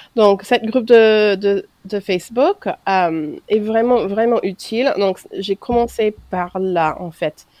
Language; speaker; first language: French; non-native, fluent; English